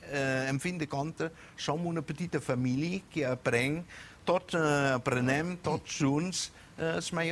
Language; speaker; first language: Catalan; non-native, fluent; German